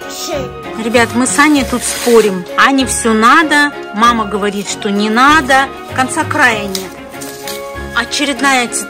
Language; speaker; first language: Russian; native; Russian